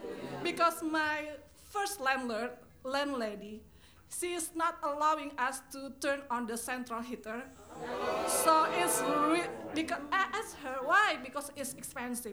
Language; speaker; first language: English; non-native, fluent; Indonesian